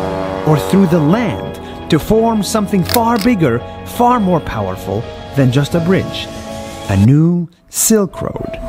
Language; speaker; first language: English; non-native, fluent; Arabic